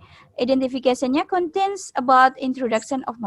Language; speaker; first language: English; non-native, learner; Indonesian